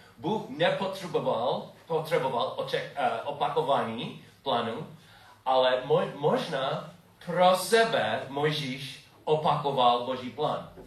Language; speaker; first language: Czech; non-native, fluent; English